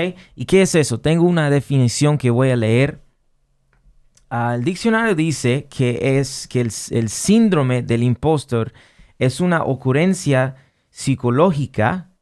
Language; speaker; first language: Spanish; non-native, fluent; English